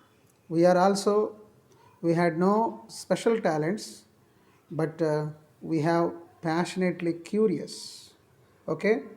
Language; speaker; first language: English; non-native, local second language; Telugu